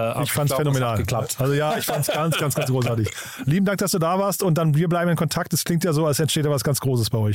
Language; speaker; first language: German; native; German